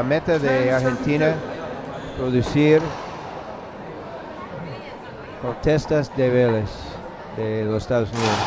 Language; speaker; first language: Spanish; non-native, learner; English